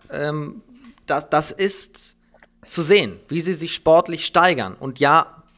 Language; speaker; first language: German; native; German